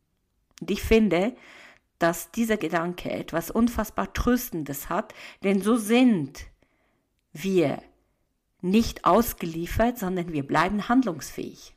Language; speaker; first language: German; native; German